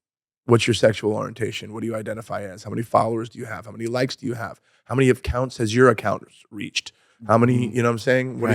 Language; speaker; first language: English; native; English